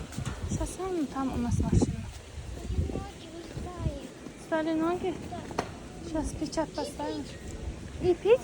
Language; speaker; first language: Russian; non-native, local second language; Tajik